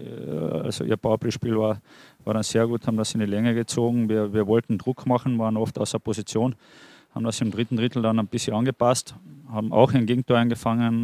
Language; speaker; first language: German; native; German